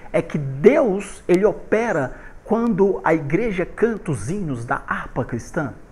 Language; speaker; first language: Portuguese; native; Portuguese